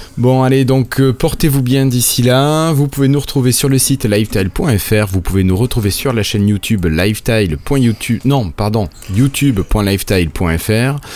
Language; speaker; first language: French; native; French